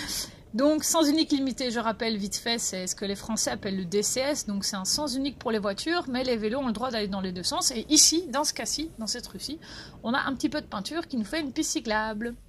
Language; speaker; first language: French; native; French